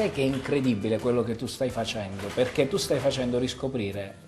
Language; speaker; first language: Italian; native; Italian